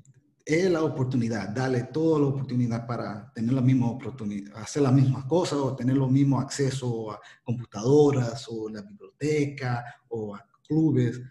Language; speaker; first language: Spanish; early bilingual, heritage; Spanish